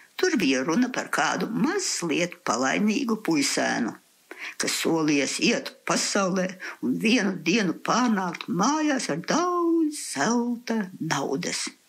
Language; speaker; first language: Latvian; early bilingual, heritage; Latvian